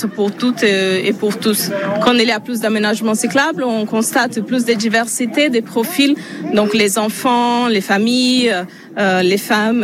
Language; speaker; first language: French; non-native, fluent; Portuguese